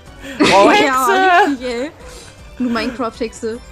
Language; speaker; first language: German; native; German